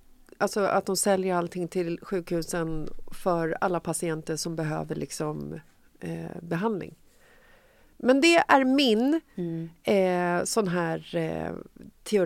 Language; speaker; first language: Swedish; native; Swedish